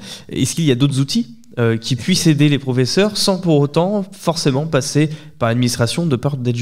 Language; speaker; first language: French; native; French